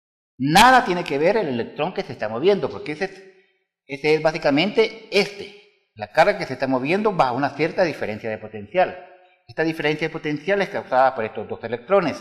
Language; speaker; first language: Spanish; native; Spanish